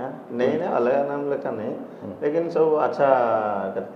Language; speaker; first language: Hindi; non-native, local second language; Odia